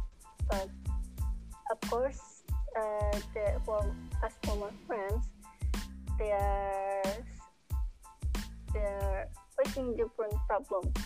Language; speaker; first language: English; non-native, learner; Indonesian